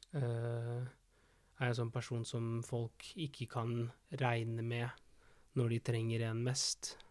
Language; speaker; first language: Norwegian; early bilingual, other home language; Spanish